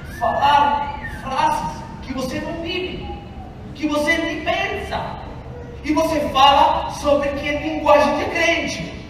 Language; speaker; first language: Portuguese; non-native, fluent; Italian